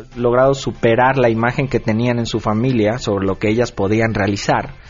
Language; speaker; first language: Spanish; native; Spanish